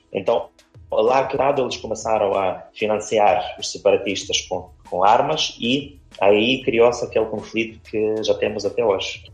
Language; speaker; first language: Portuguese; non-native, fluent; Ukrainian